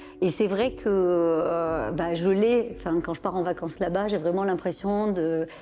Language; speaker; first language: French; early bilingual, other home language; Portuguese